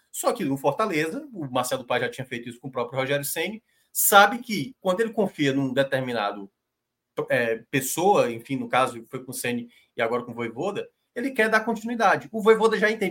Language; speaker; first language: Portuguese; native; Portuguese